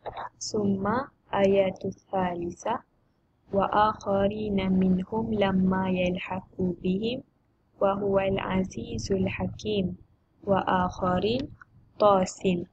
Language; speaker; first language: Arabic; non-native, learner; Malay